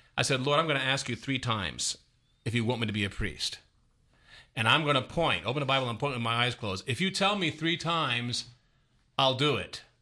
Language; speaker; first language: English; native; English